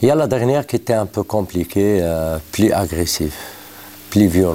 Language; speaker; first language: French; non-native, local second language; Arabic